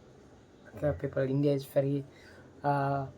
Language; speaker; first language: English; non-native, learner; Indonesian